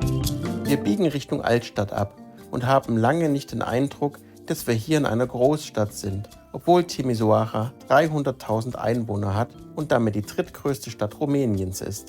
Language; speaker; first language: German; native; German